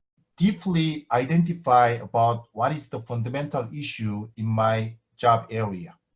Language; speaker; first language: English; non-native, fluent; Korean